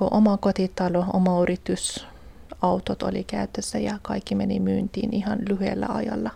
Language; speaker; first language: Finnish; non-native, fluent; Persian